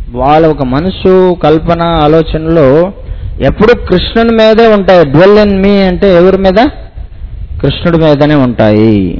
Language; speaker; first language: Telugu; non-native, fluent; Hindi